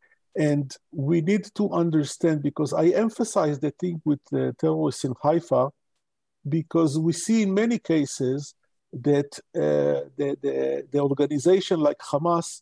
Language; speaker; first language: English; non-native, local second language; Hebrew